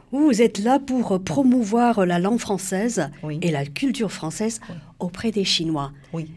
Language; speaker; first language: French; native; French